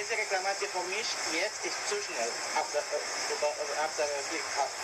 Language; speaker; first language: German; non-native, learner; Romanian